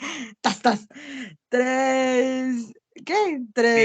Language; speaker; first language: Portuguese; non-native, fluent; Spanish